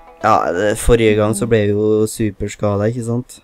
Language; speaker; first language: Norwegian; native; Norwegian